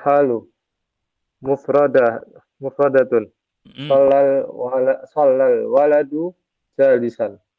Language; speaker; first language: Arabic; non-native, learner; Indonesian